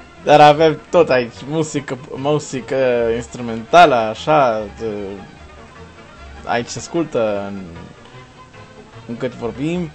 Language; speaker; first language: Romanian; non-native, learner; Portuguese